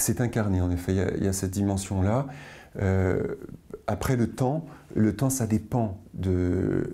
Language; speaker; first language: French; native; French